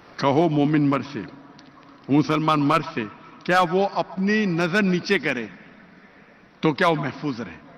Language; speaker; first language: Urdu; non-native, local second language; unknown